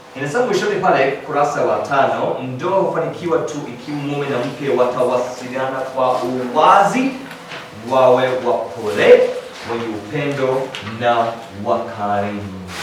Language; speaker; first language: Swahili; non-native, fluent; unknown